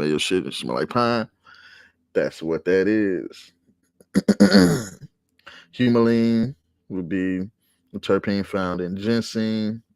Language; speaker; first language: English; native; English